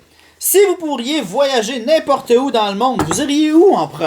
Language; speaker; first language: French; native; French